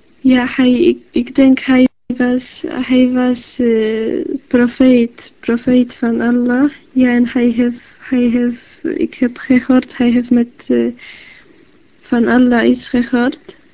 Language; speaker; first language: Dutch; non-native, learner; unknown